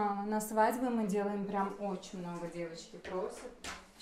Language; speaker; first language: Russian; non-native, local second language; Uzbek